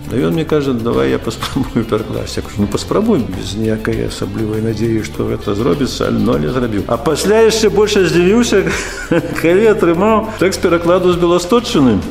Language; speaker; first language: Belarusian; native; Belarusian